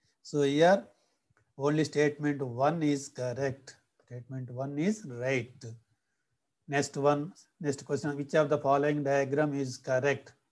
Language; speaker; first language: English; non-native, local second language; Telugu